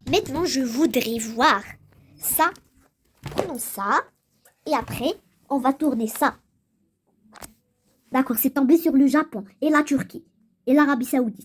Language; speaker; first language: French; non-native, local second language; Arabic